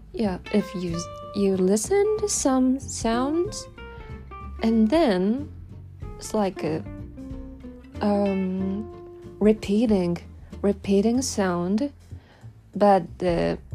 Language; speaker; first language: English; non-native, learner; Japanese